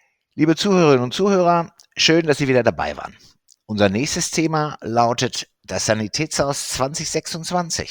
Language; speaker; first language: German; native; German